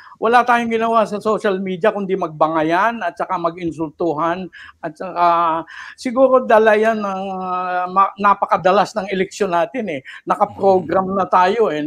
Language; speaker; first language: Filipino; native; Filipino